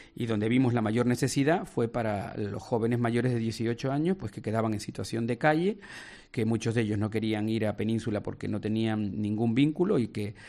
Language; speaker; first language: Spanish; native; Spanish